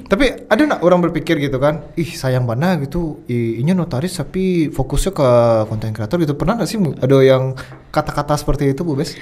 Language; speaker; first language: Indonesian; non-native, local second language; Minangkabau